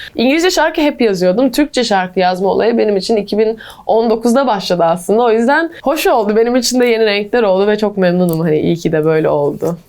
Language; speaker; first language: Turkish; early bilingual, heritage; English